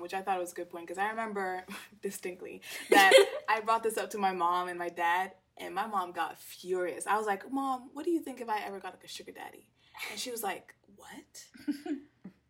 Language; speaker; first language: English; non-native, local second language; Swahili